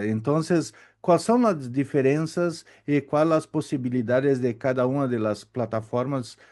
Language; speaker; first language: Spanish; non-native, learner; Portuguese